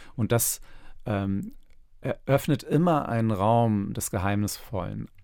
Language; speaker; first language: German; early bilingual, other home language; Turkish